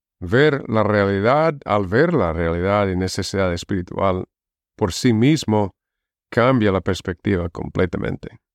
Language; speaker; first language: Spanish; non-native, fluent; English